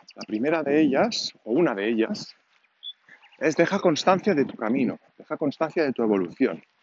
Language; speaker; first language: Spanish; non-native, local second language; Catalan